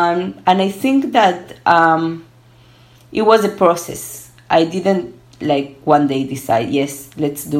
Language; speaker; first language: English; early bilingual, other home language; Spanish